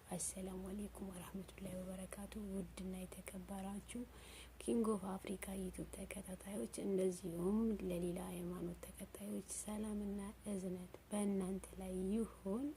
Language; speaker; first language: Amharic; non-native, local second language; Oromo